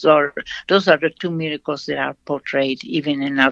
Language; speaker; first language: English; non-native, fluent; Portuguese